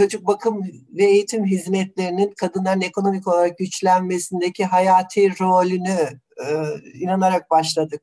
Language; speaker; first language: Turkish; native; Turkish